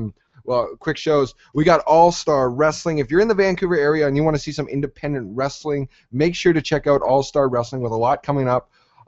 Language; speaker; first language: English; native; English